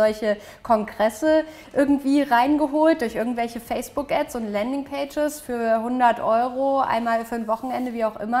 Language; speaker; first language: German; native; German